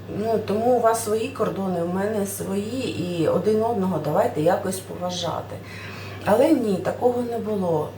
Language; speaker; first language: Ukrainian; non-native, local second language; Russian